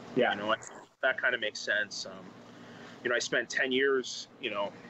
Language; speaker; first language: English; native; English